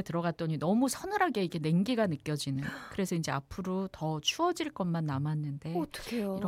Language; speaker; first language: Korean; native; Korean